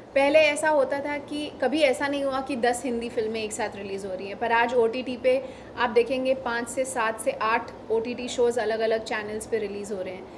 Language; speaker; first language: Hindi; native; Hindi